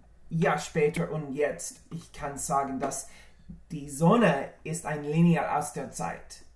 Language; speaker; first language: German; non-native, learner; English